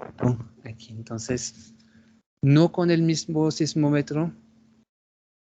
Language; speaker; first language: Spanish; non-native, fluent; French